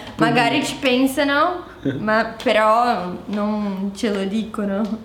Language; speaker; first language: Italian; non-native, fluent; Portuguese